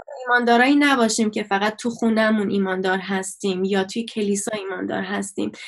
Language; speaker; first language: Persian; non-native, local second language; Armenian